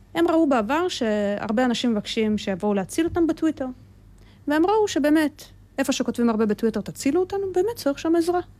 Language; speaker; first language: Hebrew; early bilingual, other home language; Russian